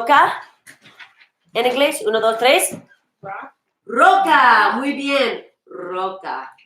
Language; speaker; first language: Spanish; non-native, fluent; English